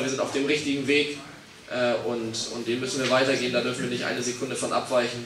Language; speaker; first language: German; native; German